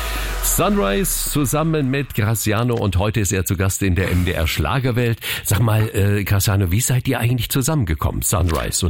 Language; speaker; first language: German; native; German